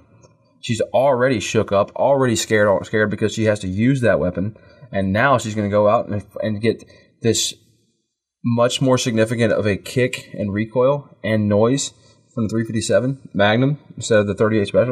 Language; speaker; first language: English; native; English